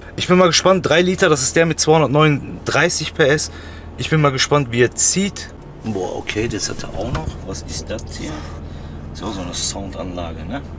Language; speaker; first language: German; early bilingual, other home language; Turkish